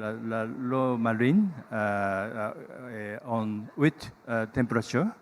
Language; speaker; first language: French; non-native, learner; Japanese